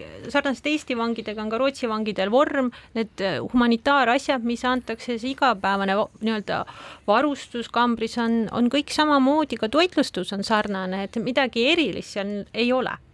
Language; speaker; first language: Estonian; native; Estonian